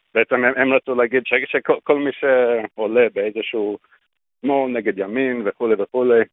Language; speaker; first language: Hebrew; non-native, fluent; English